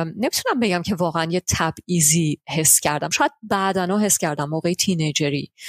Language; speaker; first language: Persian; early bilingual, heritage; Persian